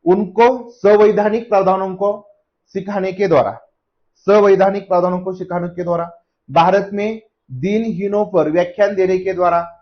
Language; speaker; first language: Hindi; non-native, local second language; Marathi